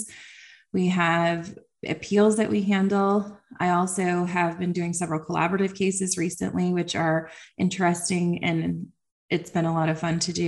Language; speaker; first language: English; native; English